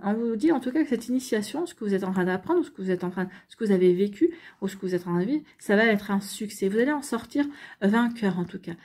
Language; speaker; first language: French; native; French